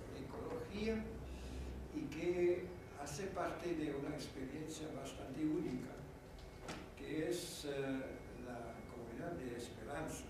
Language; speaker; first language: Spanish; non-native, fluent; French